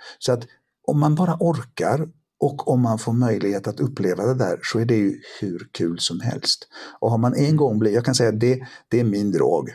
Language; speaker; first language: Swedish; early bilingual, other home language; Polish